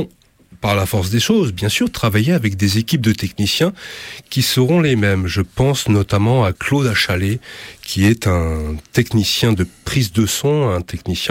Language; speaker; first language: French; native; French